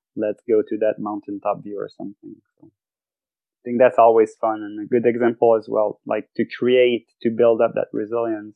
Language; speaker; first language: English; non-native, fluent; French